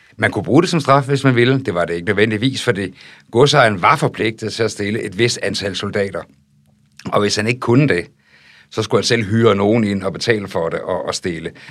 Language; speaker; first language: Danish; native; Danish